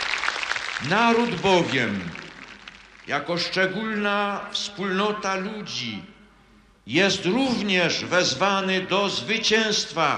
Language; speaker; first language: Polish; native; Polish